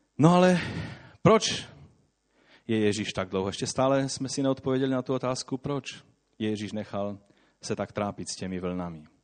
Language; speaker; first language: Czech; non-native, local second language; Polish